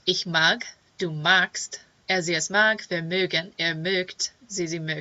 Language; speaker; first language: German; non-native, fluent; English